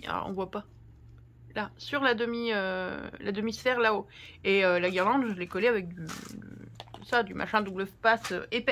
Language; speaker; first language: French; native; French